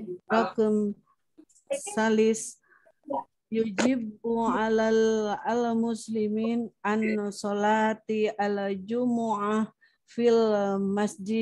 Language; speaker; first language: Arabic; non-native, learner; Indonesian